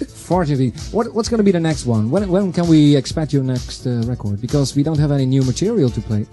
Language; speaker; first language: English; non-native, fluent; Dutch